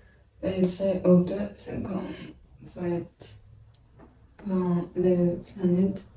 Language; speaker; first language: French; non-native, learner; Chinese